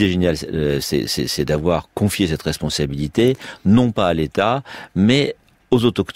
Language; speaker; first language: French; native; French